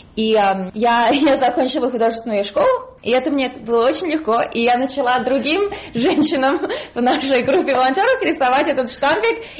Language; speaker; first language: Russian; early bilingual, heritage; Russian